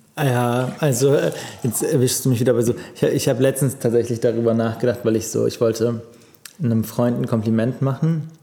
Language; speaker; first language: German; native; German